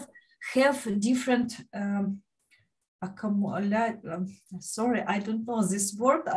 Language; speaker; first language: English; non-native, learner; Ukrainian